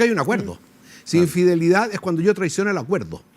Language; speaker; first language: Spanish; native; Spanish